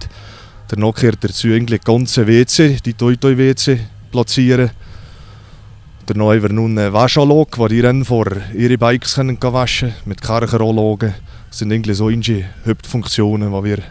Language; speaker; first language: German; native; German